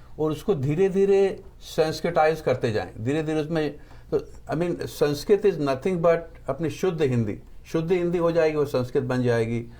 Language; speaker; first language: Hindi; native; Hindi